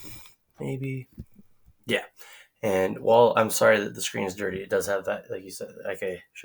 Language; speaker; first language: English; native; English